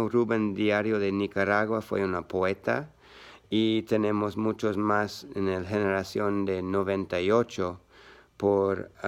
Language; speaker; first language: Spanish; non-native, learner; English